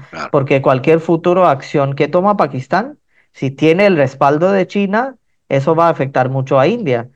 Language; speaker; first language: Spanish; non-native, fluent; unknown